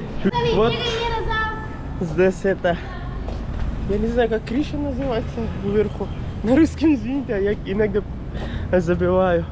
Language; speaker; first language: Russian; non-native, learner; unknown